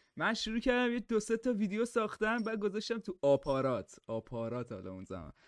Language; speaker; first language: Persian; native; Persian